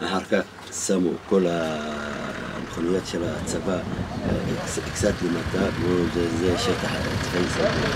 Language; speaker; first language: Hebrew; non-native, local second language; Arabic